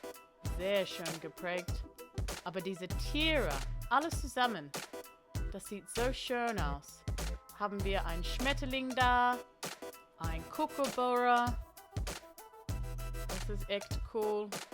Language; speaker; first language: German; non-native, learner; English